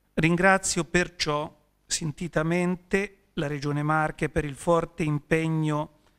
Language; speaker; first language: Italian; native; Italian